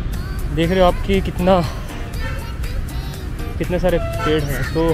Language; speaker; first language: Hindi; native; Hindi